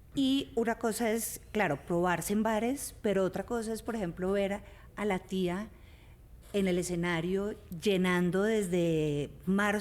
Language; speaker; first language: Spanish; native; Spanish